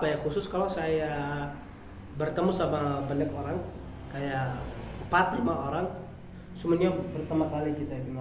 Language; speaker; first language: Indonesian; non-native, learner; Arabic